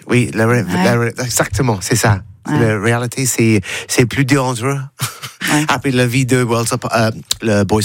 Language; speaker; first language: French; non-native, learner; English